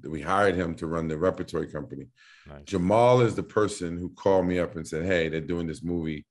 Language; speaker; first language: English; native; English